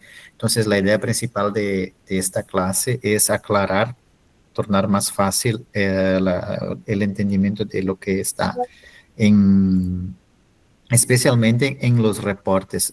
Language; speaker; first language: Spanish; non-native, fluent; Portuguese